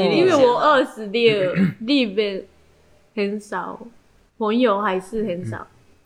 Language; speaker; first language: Chinese; non-native, learner; Japanese